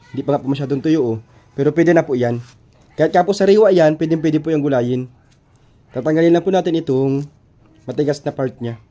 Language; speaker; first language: Filipino; native; Filipino